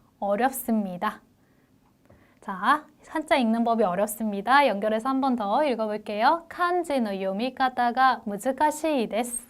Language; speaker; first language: Korean; native; Korean